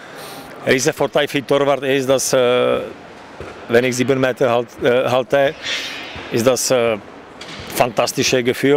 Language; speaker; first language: German; non-native, fluent; Czech